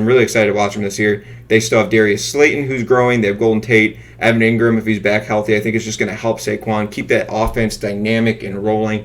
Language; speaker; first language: English; native; English